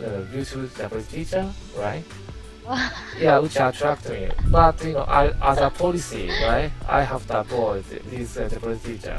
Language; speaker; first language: English; non-native, learner; Japanese